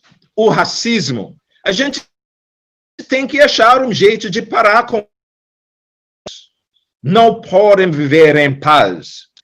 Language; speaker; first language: Portuguese; non-native, fluent; English